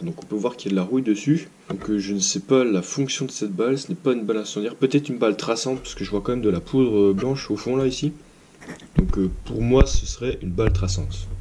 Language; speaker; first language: French; native; French